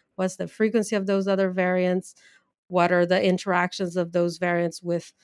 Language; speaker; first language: English; non-native, fluent; Portuguese